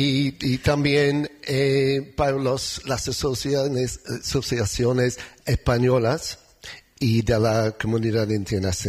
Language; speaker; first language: Spanish; non-native, learner; English